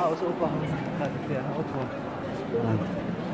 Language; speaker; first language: German; native; German